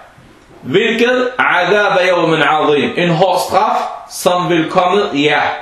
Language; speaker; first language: Danish; non-native, fluent; Arabic